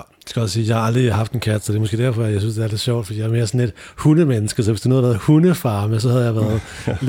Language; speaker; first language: Danish; native; Danish